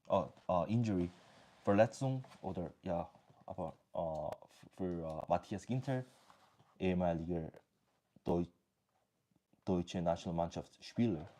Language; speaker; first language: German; non-native, learner; English